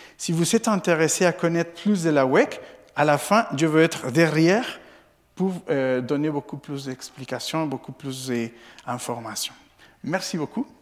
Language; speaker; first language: French; non-native, fluent; Spanish